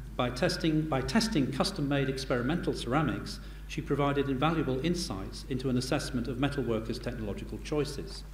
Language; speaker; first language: English; native; English